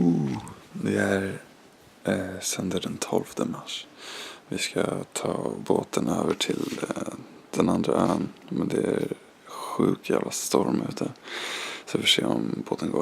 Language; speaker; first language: Swedish; native; Swedish